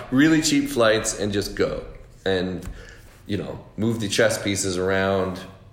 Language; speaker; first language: English; native; English